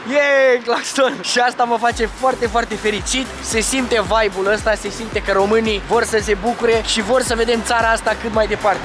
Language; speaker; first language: Romanian; native; Romanian